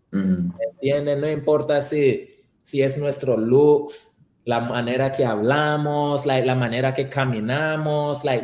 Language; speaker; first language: Spanish; early bilingual, heritage; Spanish